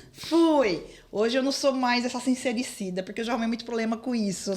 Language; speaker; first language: Portuguese; native; Portuguese